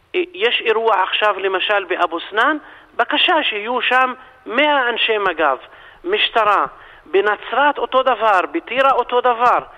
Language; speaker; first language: Hebrew; non-native, local second language; Arabic